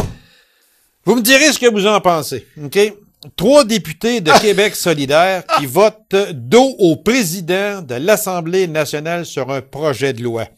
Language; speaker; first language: French; native; French